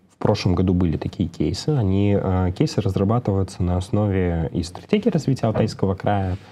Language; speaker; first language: Russian; native; Russian